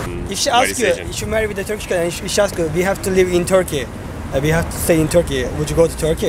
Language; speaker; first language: English; non-native, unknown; Turkish